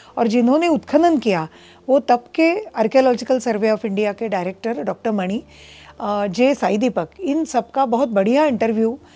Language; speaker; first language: Hindi; non-native, local second language; Marathi